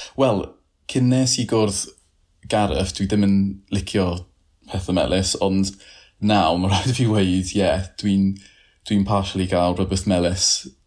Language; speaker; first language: Welsh; non-native, learner; English